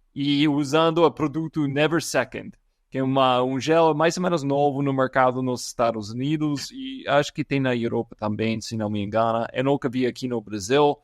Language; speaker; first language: Portuguese; non-native, fluent; English